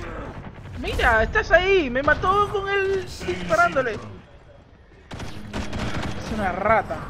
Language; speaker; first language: Spanish; native; Spanish